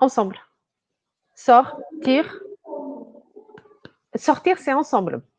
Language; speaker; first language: French; non-native, fluent; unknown